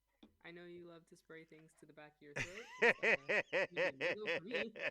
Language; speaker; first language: English; native; English